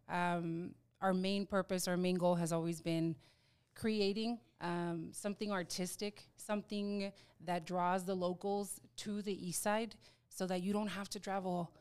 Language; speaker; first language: English; early bilingual, other home language; Spanish